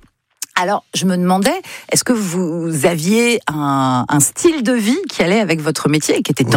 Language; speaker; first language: French; native; French